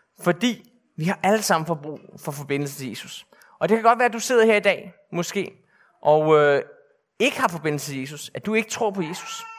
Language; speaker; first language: Danish; native; Danish